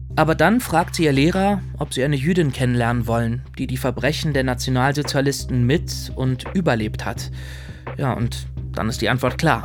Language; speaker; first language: German; native; German